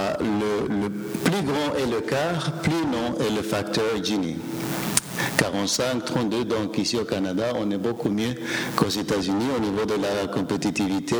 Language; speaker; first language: French; non-native, fluent; Spanish